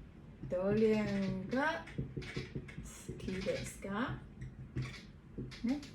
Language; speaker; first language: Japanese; non-native, fluent; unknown